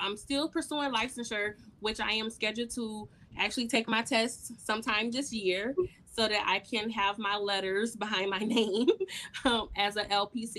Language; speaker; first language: English; native; English